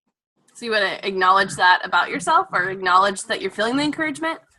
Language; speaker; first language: English; native; English